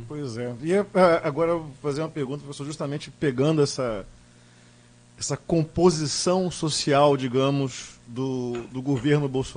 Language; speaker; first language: Portuguese; native; Portuguese